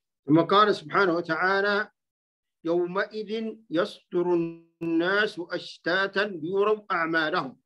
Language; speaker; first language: Arabic; native; Arabic